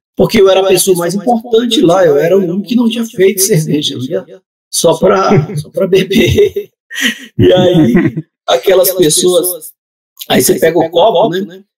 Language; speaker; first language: Portuguese; native; Portuguese